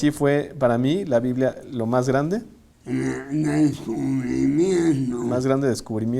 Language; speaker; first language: Spanish; native; Spanish